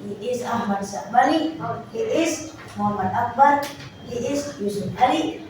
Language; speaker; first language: English; non-native, learner; Indonesian